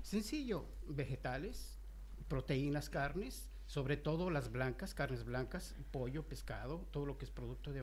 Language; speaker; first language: Spanish; native; Spanish